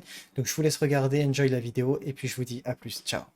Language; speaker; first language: French; native; French